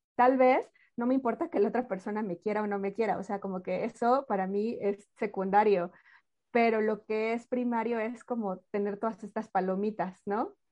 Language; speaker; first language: Spanish; native; Spanish